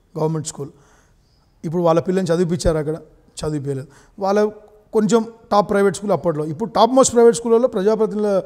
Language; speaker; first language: Telugu; native; Telugu